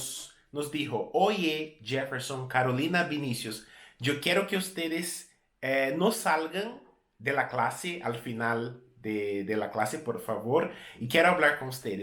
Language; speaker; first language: Spanish; non-native, fluent; Portuguese